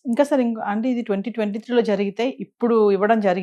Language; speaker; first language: Telugu; native; Telugu